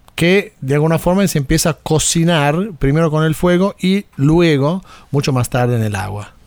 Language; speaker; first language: Spanish; native; Spanish